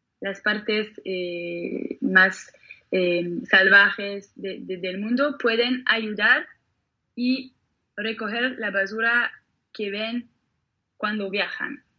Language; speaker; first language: Spanish; non-native, fluent; French